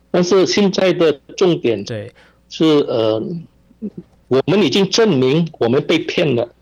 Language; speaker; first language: Chinese; non-native, local second language; Min Nan Chinese